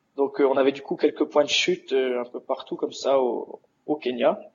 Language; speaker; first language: French; native; French